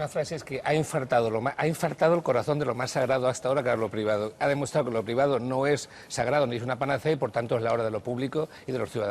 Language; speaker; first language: Spanish; native; Spanish